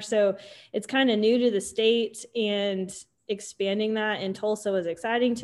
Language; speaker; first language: English; native; English